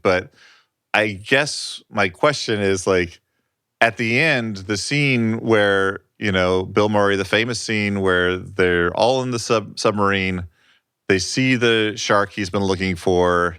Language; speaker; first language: English; native; English